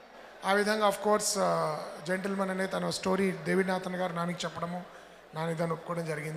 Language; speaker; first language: Telugu; native; Telugu